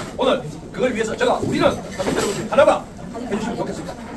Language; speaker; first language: Korean; native; Korean